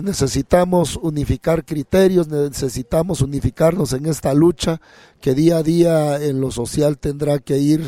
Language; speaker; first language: Spanish; native; Spanish